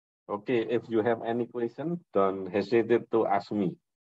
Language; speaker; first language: English; non-native, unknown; Indonesian